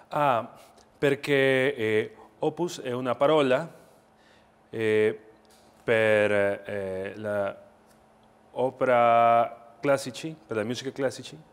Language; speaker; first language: Italian; non-native, learner; Spanish